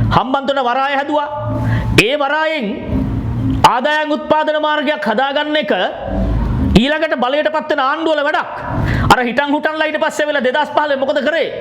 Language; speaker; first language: Sinhala; native; Sinhala